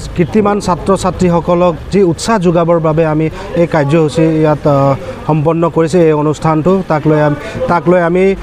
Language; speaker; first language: Assamese; non-native, local second language; Nepali